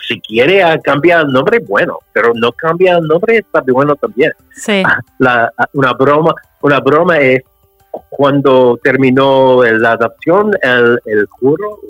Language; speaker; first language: Spanish; non-native, learner; English